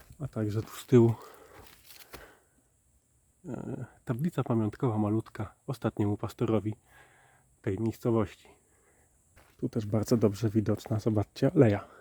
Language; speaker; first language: Polish; native; Polish